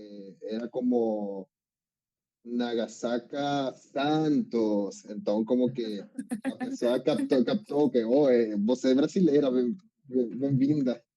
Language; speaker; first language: Portuguese; non-native, learner; Spanish